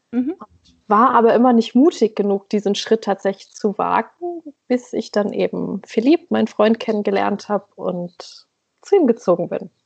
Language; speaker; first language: German; native; German